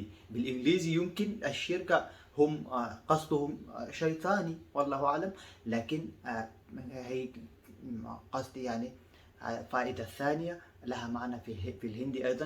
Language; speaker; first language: Arabic; non-native, fluent; Pashto